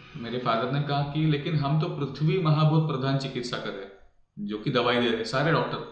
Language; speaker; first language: Hindi; non-native, local second language; Marathi